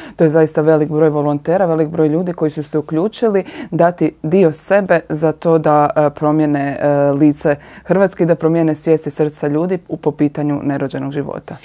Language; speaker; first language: Croatian; native; Croatian